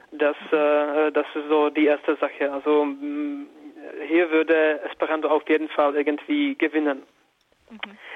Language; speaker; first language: German; non-native, fluent; Czech